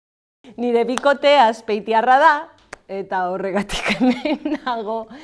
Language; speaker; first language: Basque; non-native, learner; Galician